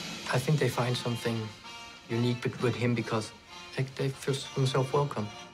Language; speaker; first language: English; non-native, fluent; Danish